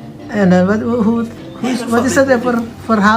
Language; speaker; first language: Dutch; non-native, fluent; Indonesian